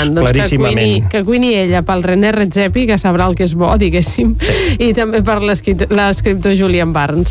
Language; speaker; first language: Catalan; native; Catalan